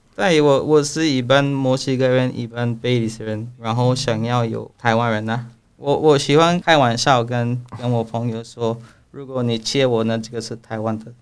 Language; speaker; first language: Chinese; non-native, learner; Spanish